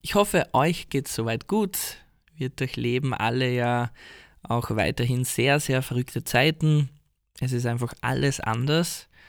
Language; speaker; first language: German; native; German